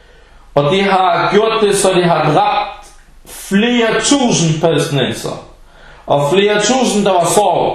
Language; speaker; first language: Danish; early bilingual, other home language; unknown